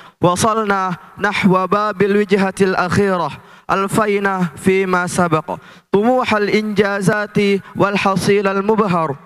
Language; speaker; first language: Arabic; non-native, learner; Indonesian